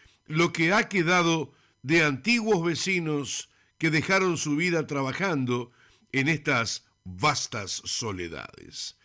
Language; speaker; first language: Spanish; native; Spanish